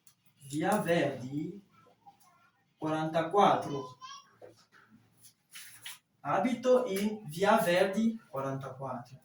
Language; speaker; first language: Italian; non-native, fluent; French